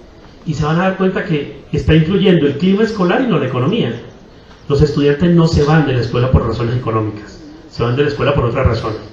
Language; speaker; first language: Spanish; native; Spanish